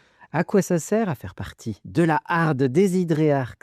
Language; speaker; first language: French; native; French